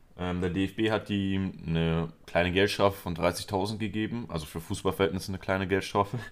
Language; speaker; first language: German; early bilingual, other home language; Spanish